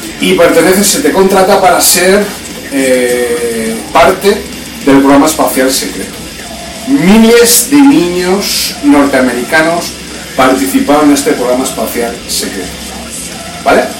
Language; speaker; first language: Spanish; native; Spanish